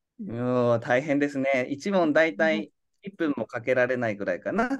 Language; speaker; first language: Japanese; native; Japanese